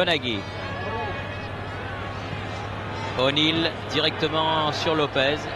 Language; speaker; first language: French; native; French